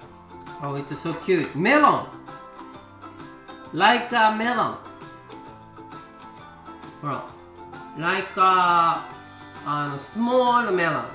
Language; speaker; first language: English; non-native, learner; Japanese